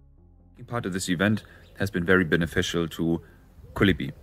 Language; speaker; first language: English; non-native, fluent; German